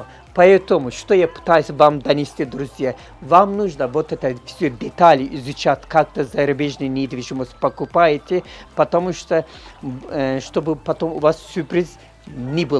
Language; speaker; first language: Russian; non-native, learner; Turkish